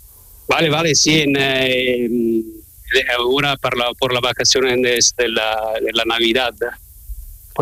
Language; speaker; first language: Spanish; non-native, learner; Italian